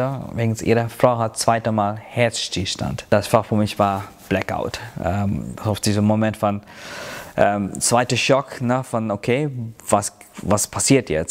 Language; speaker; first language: German; non-native, fluent; Tamil